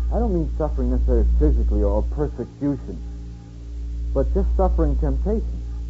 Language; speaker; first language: English; native; English